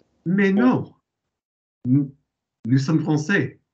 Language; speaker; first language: French; non-native, learner; English